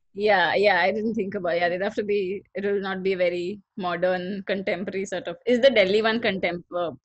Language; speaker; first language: English; non-native, local second language; Gujarati